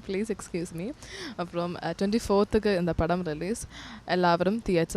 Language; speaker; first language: Tamil; non-native, learner; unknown